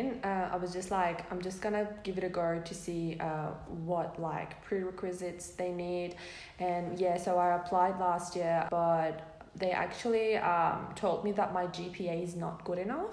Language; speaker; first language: English; non-native, fluent; Persian